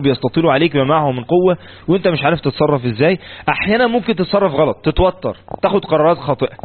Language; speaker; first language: Arabic; native; Arabic